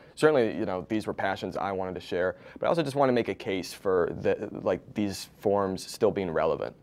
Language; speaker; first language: English; native; English